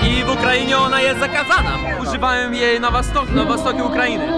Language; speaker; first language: Polish; non-native, learner; Russian